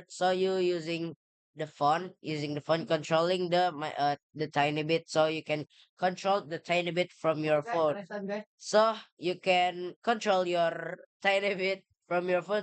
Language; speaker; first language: English; non-native, learner; Indonesian